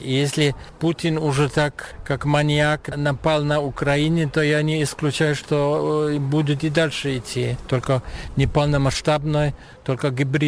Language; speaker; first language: Russian; non-native, fluent; German